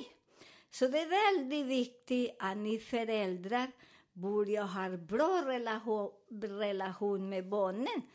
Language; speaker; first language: Swedish; non-native, learner; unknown